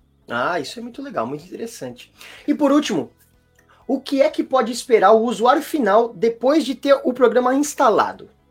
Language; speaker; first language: Portuguese; native; Portuguese